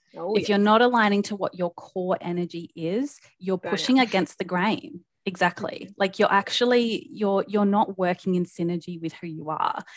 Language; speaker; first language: English; native; English